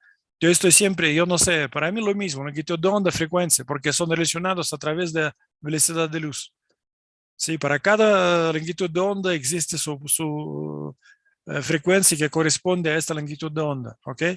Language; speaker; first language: Spanish; non-native, fluent; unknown